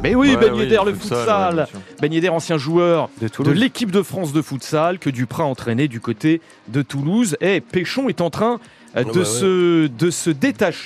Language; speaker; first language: French; native; French